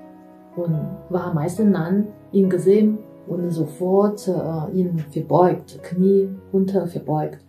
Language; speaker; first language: German; non-native, fluent; Chinese